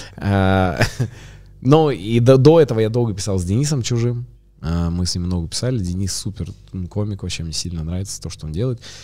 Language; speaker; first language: Russian; native; Russian